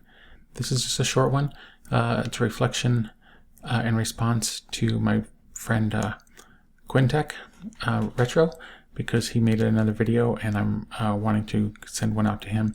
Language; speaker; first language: English; native; English